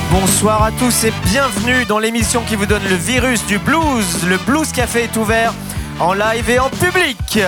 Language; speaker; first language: French; native; French